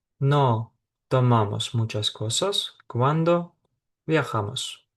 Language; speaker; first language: Spanish; non-native, fluent; Ukrainian